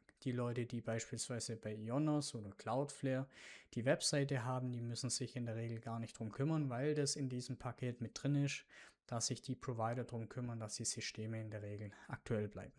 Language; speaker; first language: German; native; German